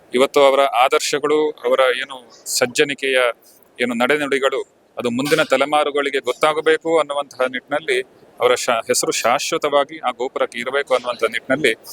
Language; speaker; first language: Kannada; native; Kannada